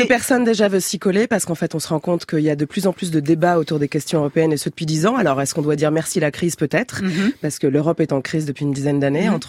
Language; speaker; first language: French; native; French